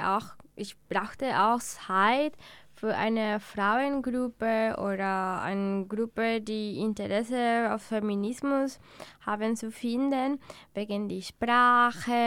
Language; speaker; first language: German; non-native, learner; Spanish